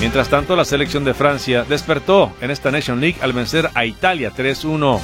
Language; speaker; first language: Spanish; native; Spanish